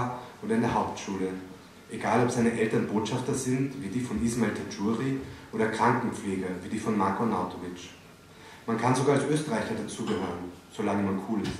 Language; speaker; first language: German; native; German